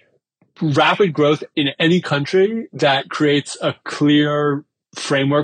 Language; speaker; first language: English; native; English